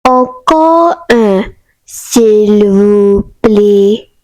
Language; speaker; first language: French; non-native, learner; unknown